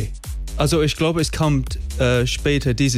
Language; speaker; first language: German; non-native, fluent; English